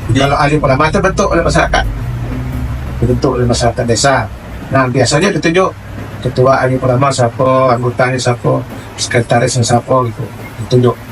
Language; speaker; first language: Malay; non-native, local second language; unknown